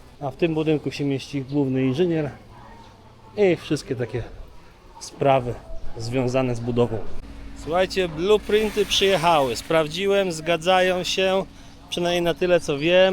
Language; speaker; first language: Polish; native; Polish